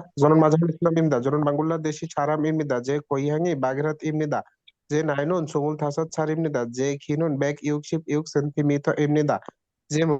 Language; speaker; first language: Korean; non-native, learner; Bangla